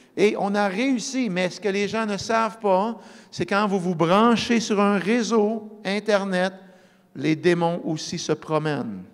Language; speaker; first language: French; native; French